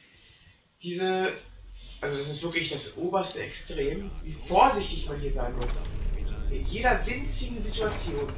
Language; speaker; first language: German; native; German